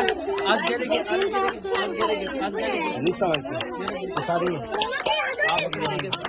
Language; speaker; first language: Turkish; non-native, learner; Urdu